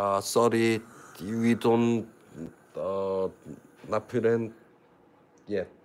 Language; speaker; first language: English; non-native, learner; Korean